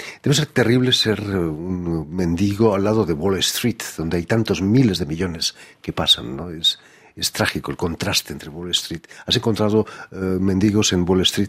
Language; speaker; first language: Spanish; native; Spanish